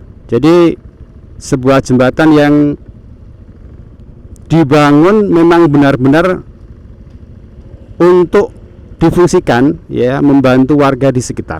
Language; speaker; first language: Indonesian; non-native, local second language; Javanese